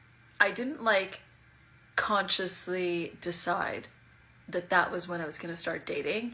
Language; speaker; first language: English; native; English